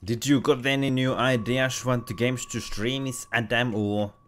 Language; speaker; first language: English; non-native, fluent; Finnish